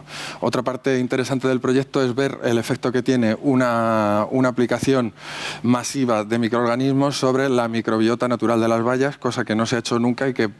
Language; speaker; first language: Spanish; native; Spanish